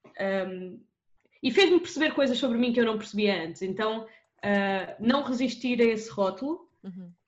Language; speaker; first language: Portuguese; early bilingual, other home language; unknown